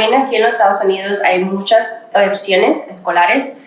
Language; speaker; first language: Spanish; early bilingual, other home language; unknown